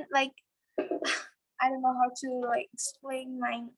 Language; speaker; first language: English; non-native, learner; Vietnamese